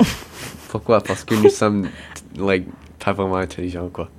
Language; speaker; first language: French; non-native, local second language; English